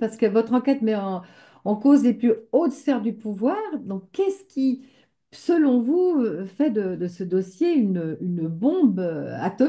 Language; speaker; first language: French; native; French